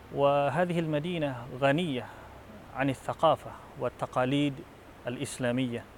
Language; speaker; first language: Arabic; non-native, fluent; Filipino